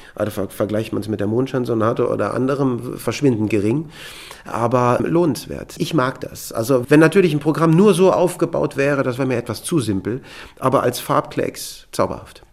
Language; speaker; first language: German; native; German